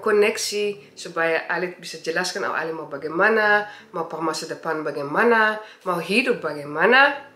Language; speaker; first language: Indonesian; early bilingual, heritage; Indonesian